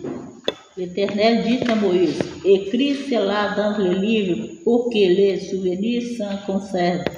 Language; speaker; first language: French; non-native, learner; Portuguese